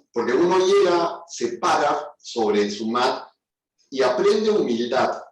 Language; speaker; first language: Spanish; native; Spanish